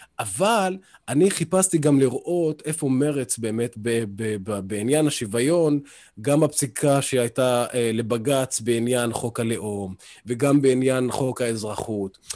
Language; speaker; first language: Hebrew; non-native, local second language; Arabic